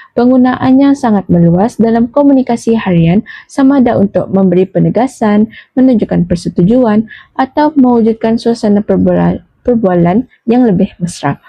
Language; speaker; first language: Malay; native; Malay